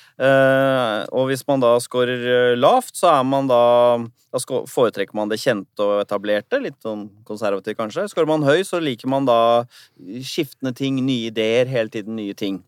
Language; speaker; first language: Norwegian; native; Norwegian